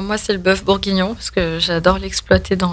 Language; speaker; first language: French; native; French